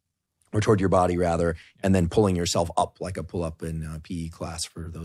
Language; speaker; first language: English; native; English